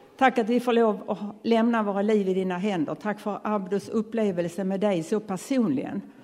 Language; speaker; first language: Swedish; native; Swedish